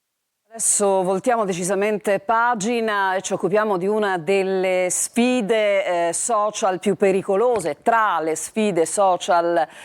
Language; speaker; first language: Italian; native; Italian